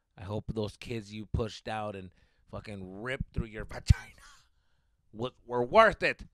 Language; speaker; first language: English; early bilingual, other home language; Spanish